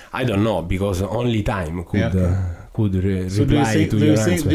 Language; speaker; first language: English; non-native, fluent; Italian